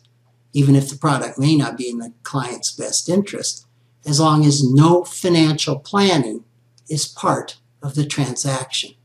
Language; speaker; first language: English; native; English